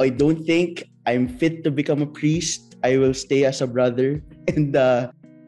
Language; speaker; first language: English; non-native, local second language; Filipino